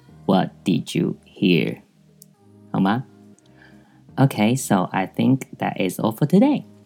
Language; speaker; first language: English; non-native, fluent; Chinese